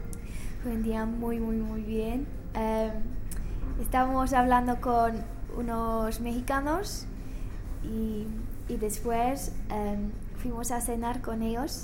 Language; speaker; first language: Spanish; non-native, learner; English